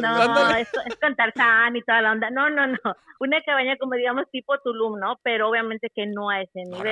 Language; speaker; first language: Spanish; native; Spanish